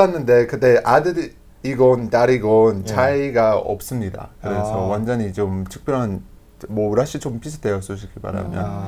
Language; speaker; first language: Korean; non-native, learner; English